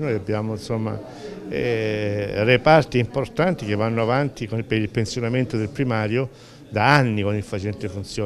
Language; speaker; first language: Italian; native; Italian